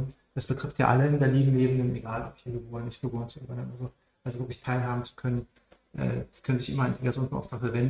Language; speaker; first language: German; native; German